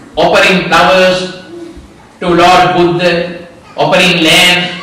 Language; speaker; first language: English; non-native, local second language; Sinhala